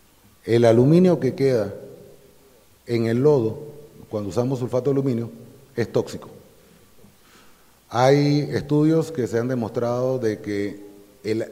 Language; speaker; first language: Spanish; native; Spanish